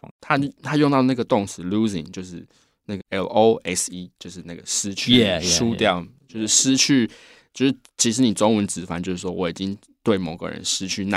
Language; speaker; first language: Chinese; native; Chinese